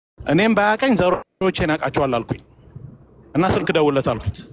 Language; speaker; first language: Amharic; native; Amharic